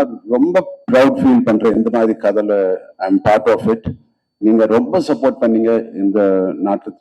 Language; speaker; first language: Tamil; non-native, local second language; Telugu